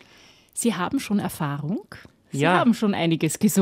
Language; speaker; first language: German; native; German